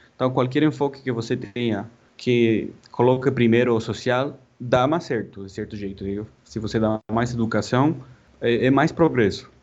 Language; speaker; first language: Portuguese; non-native, fluent; Spanish